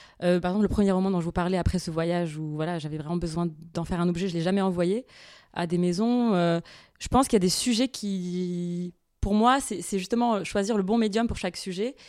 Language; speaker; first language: French; non-native, local second language; Arabic